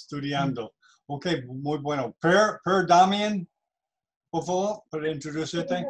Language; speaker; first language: Spanish; non-native, learner; English